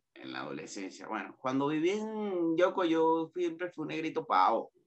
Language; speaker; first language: Spanish; native; Spanish